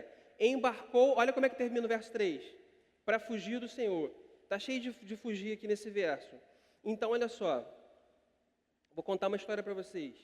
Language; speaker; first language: Portuguese; native; Portuguese